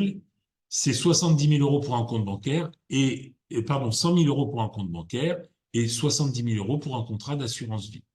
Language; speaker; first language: French; native; French